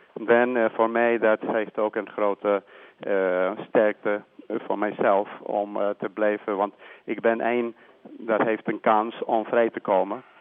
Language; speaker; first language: Dutch; non-native, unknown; Spanish